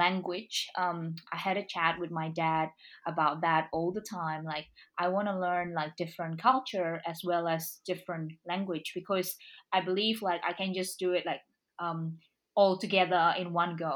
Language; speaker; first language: English; non-native, fluent; Indonesian